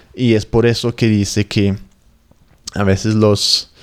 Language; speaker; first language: Spanish; non-native, fluent; English